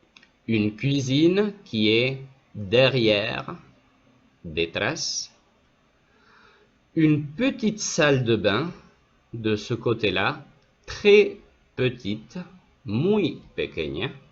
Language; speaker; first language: French; non-native, fluent; Spanish